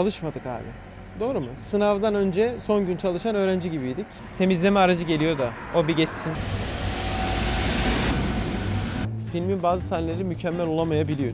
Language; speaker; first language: Turkish; native; Turkish